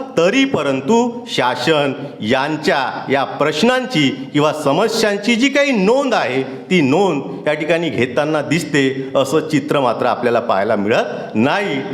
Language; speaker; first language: Marathi; native; Marathi